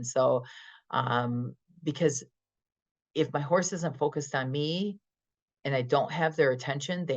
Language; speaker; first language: English; native; English